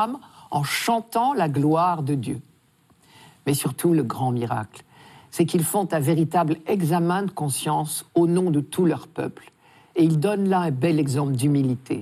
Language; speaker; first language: French; native; French